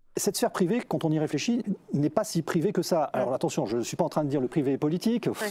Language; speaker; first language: French; native; French